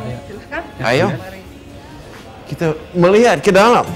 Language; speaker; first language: Indonesian; non-native, fluent; English